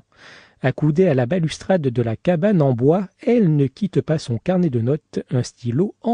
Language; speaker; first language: French; native; French